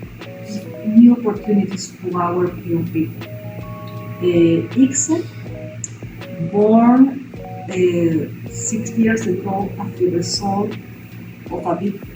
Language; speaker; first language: English; non-native, learner; Spanish